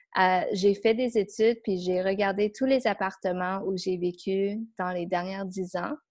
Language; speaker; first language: French; non-native, fluent; English